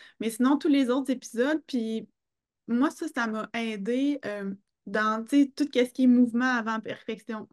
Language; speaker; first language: French; native; French